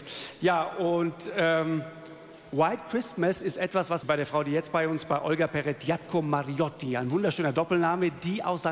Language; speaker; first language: German; native; German